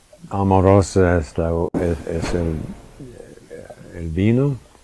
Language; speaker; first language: Spanish; non-native, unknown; English